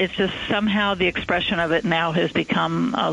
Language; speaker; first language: English; native; English